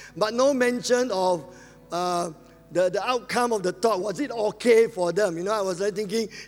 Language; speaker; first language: English; non-native, local second language; Min Nan Chinese